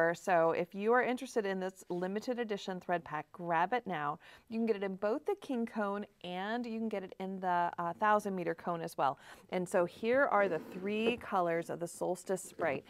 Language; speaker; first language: English; native; English